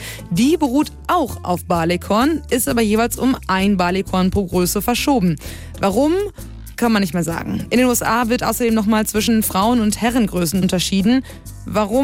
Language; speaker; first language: German; native; German